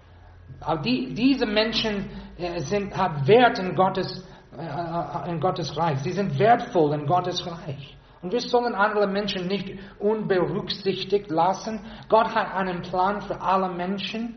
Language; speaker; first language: German; non-native, fluent; English